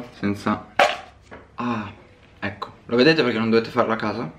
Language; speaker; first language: Italian; native; Italian